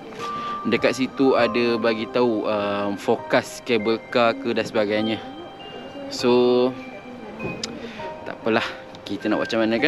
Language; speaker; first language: Malay; native; Malay